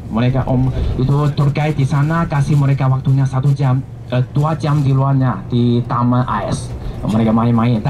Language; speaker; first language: Indonesian; non-native, fluent; Chinese